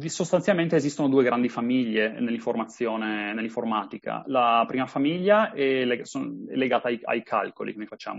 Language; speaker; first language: Italian; native; Italian